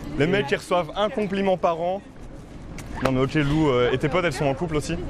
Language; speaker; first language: French; native; French